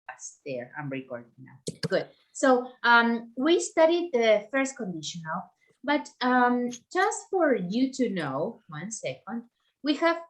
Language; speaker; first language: English; non-native, fluent; Spanish